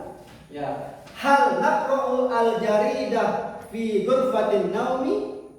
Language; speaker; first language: Arabic; non-native, fluent; Indonesian